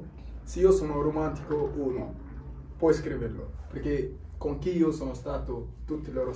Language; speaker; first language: Italian; non-native, learner; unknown